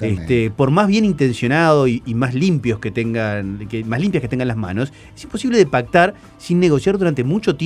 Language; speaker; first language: Spanish; native; Spanish